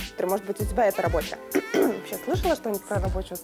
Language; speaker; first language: Russian; native; Russian